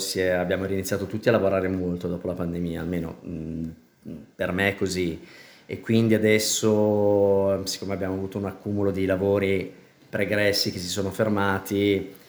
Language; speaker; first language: Italian; native; Italian